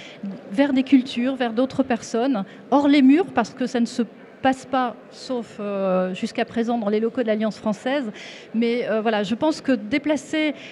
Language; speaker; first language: French; native; French